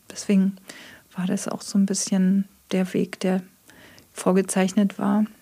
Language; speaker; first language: German; native; German